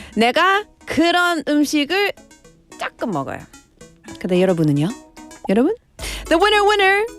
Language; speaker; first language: Korean; non-native, learner; English